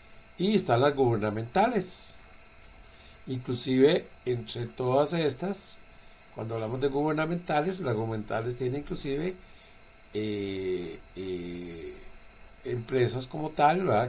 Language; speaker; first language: Spanish; native; Spanish